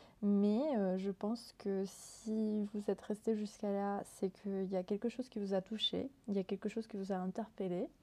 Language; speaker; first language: French; non-native, fluent; Spanish